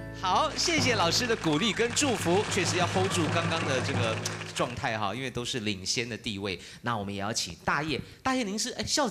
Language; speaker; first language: Chinese; native; Chinese